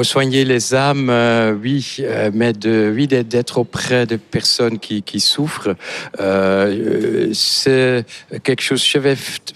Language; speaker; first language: French; non-native, fluent; Dutch